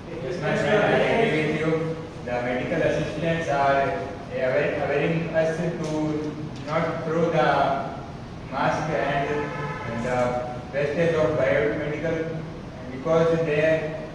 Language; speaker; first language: English; non-native, learner; Hindi